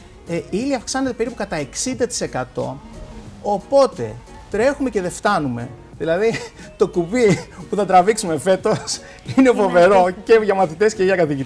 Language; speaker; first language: Greek; native; Greek